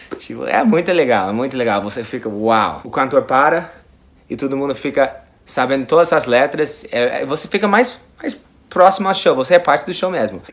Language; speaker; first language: Portuguese; non-native, fluent; English